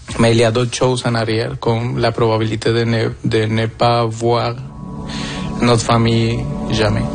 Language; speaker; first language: French; non-native, fluent; Spanish